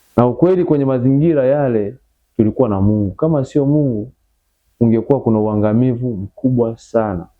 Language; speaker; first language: Swahili; native; Swahili